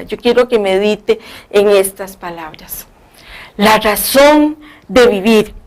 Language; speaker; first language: Spanish; native; Spanish